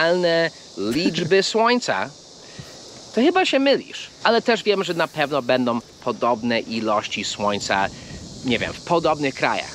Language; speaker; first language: Polish; non-native, fluent; English